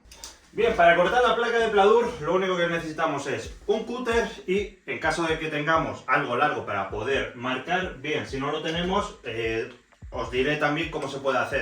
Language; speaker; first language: Spanish; native; Spanish